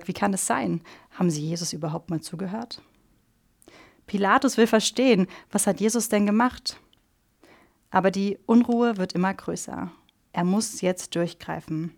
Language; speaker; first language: German; native; German